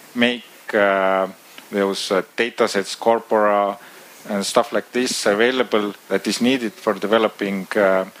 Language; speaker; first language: English; non-native, fluent; Estonian